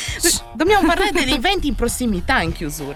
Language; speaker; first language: Italian; native; Italian